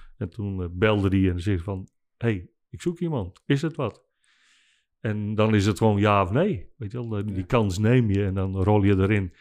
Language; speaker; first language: Dutch; non-native, local second language; Western Frisian